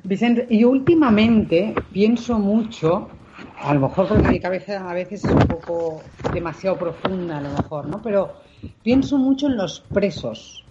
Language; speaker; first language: Spanish; non-native, local second language; Catalan